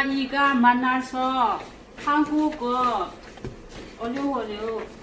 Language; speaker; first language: Korean; non-native, learner; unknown